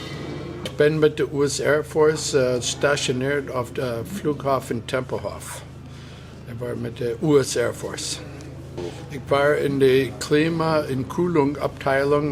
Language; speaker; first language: German; non-native, fluent; English